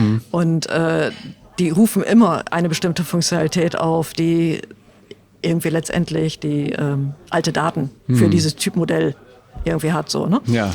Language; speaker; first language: German; native; German